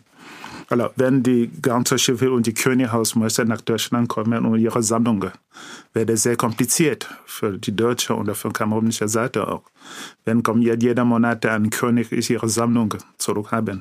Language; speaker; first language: German; non-native, learner; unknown